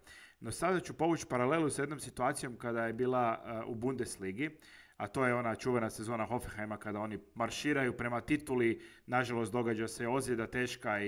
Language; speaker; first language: Croatian; native; Croatian